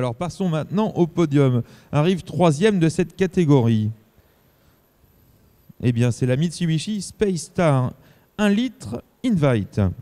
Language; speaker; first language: French; native; French